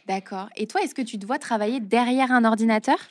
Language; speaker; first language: French; native; French